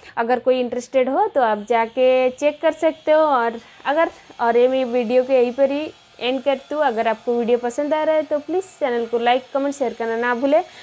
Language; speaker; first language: Hindi; non-native, local second language; Bangla